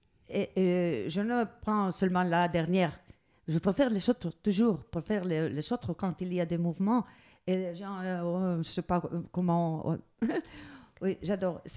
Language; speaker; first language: French; non-native, learner; Spanish